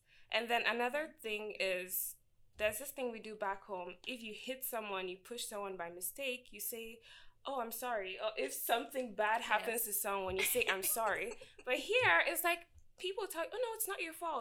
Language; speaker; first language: English; non-native, local second language; Igbo